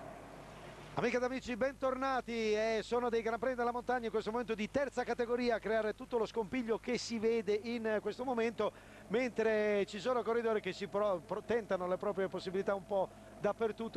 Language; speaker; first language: Italian; native; Italian